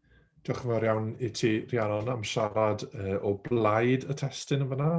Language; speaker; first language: Welsh; native; Welsh